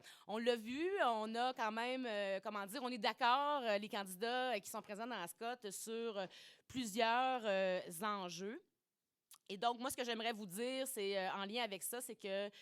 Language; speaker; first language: French; native; French